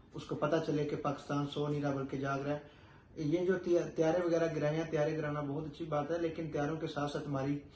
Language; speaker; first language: Urdu; native; Urdu